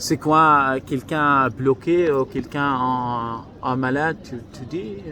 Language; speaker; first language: French; non-native, learner; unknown